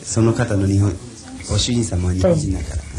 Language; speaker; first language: Japanese; non-native, fluent; Chinese